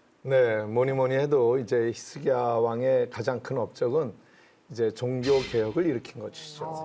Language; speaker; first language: Korean; native; Korean